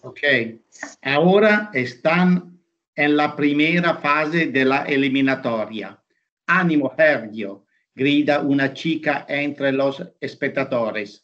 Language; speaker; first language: Spanish; non-native, learner; Italian